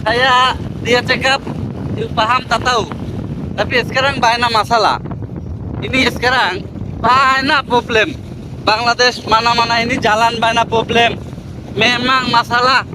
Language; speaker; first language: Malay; non-native, learner; Bangla